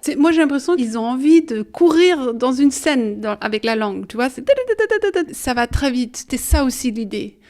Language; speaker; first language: French; early bilingual, heritage; German